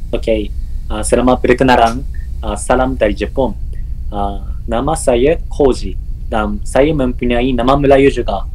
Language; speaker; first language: Malay; non-native, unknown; Japanese